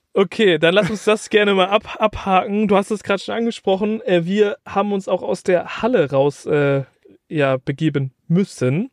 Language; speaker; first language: German; native; German